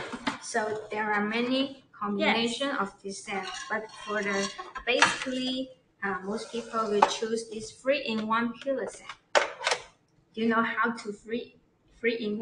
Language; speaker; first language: English; non-native, learner; Chinese